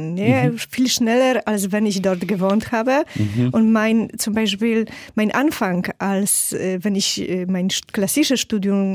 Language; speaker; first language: German; non-native, fluent; Polish